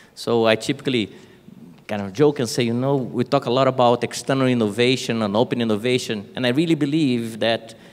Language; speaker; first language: English; non-native, fluent; Portuguese